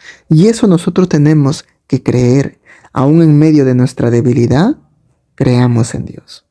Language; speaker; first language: Spanish; native; Spanish